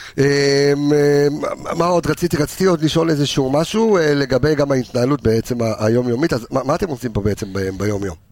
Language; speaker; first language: Hebrew; native; Hebrew